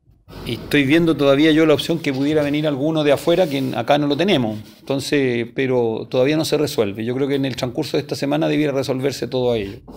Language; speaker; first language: Spanish; native; Spanish